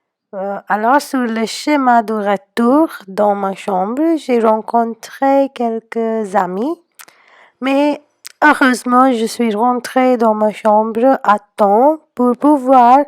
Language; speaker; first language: French; non-native, learner; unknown